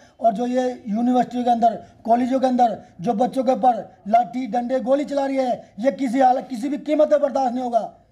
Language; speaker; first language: Hindi; non-native, local second language; Punjabi